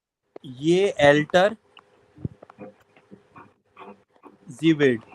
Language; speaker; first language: German; non-native, learner; Hindi